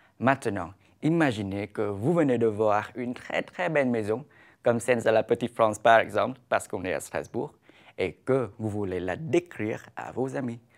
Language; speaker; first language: French; non-native, fluent; Vietnamese